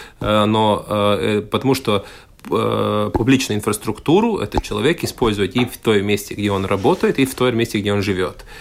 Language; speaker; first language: Russian; non-native, local second language; Latvian